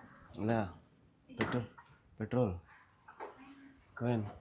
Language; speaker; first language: Arabic; non-native, learner; Telugu